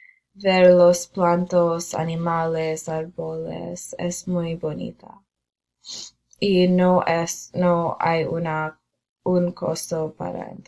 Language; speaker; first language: Spanish; non-native, learner; English